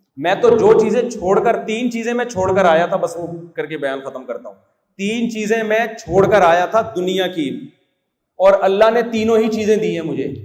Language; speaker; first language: Urdu; native; Urdu